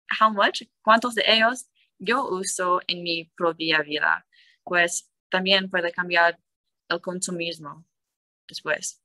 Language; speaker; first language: Spanish; non-native, learner; English